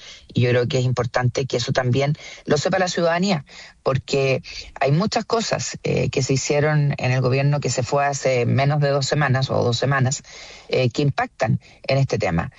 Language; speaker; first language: Spanish; native; Spanish